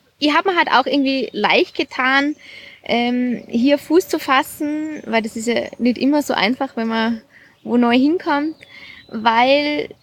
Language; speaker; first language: German; native; German